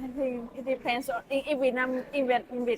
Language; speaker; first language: English; non-native, learner; Vietnamese